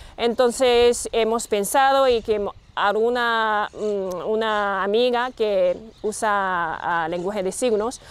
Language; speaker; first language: Spanish; non-native, learner; Japanese